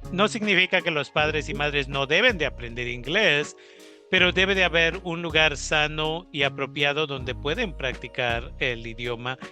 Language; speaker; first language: Spanish; native; Spanish